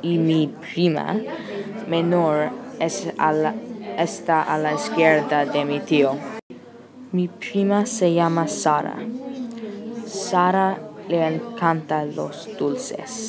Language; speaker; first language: Spanish; non-native, learner; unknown